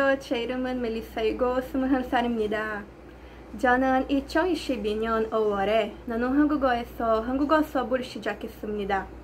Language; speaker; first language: Korean; non-native, learner; Portuguese